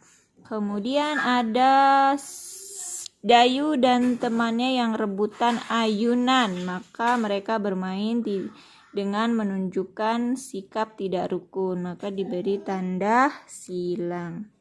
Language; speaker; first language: Indonesian; native; Indonesian